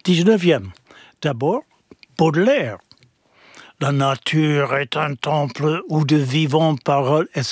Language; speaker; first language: French; non-native, fluent; English